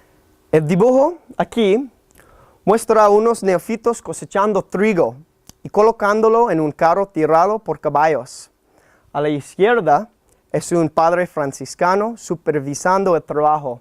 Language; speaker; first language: Spanish; non-native, fluent; English